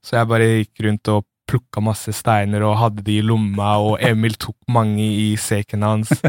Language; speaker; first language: Norwegian; early bilingual, other home language; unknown